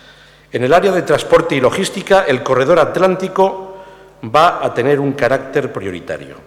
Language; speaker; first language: Spanish; native; Spanish